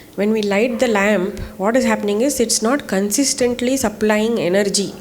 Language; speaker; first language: English; non-native, local second language; Kannada